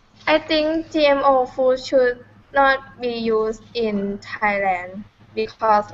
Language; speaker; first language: English; non-native, learner; Thai